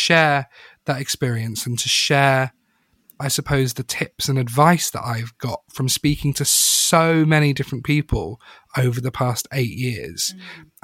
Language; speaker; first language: English; native; English